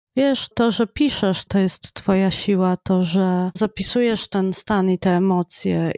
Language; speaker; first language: Polish; native; Polish